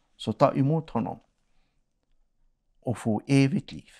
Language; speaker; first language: Swedish; non-native, fluent; Arabic